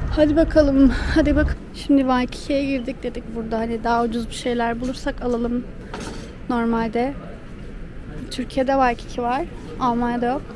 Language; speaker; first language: Turkish; early bilingual, heritage; Turkish